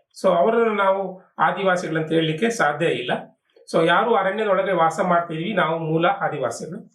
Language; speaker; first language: Kannada; non-native, local second language; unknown